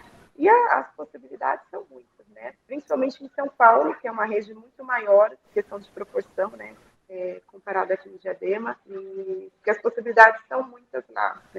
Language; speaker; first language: Portuguese; native; Portuguese